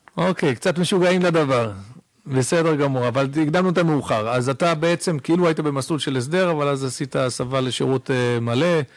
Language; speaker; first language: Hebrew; early bilingual, other home language; English